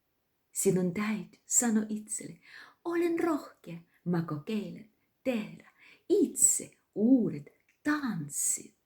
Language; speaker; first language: Finnish; non-native, learner; Russian